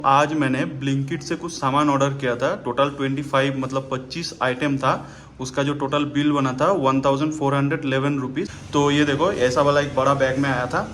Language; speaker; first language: Hindi; non-native, local second language; Bangla